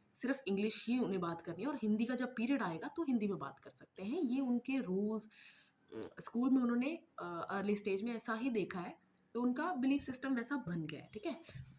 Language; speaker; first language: Hindi; non-native, local second language; Malayalam